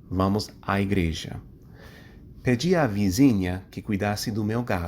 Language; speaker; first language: Portuguese; non-native, fluent; English